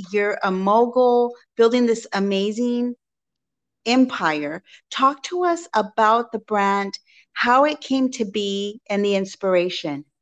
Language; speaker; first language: English; native; English